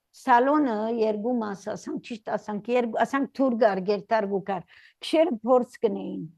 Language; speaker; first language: Armenian; early bilingual, heritage; Armenian